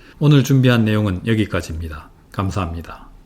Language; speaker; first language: Korean; native; Korean